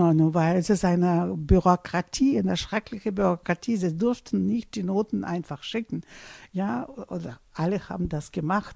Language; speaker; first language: German; non-native, fluent; Russian